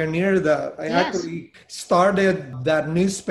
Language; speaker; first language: English; non-native, local second language; Filipino